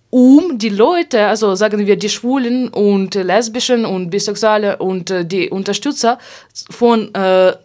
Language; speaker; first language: German; non-native, fluent; Hungarian